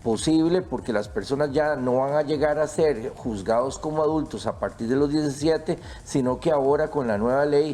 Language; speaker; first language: Spanish; native; Spanish